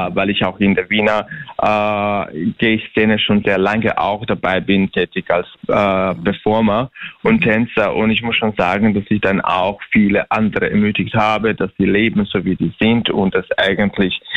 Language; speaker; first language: German; non-native, fluent; Bosnian